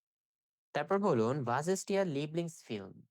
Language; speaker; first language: German; non-native, learner; Bangla